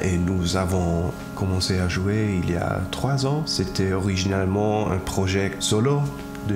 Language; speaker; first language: French; non-native, fluent; Spanish